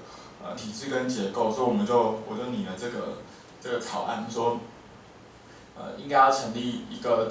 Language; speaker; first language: Chinese; native; Chinese